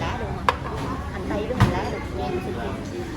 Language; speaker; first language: Vietnamese; non-native, learner; Korean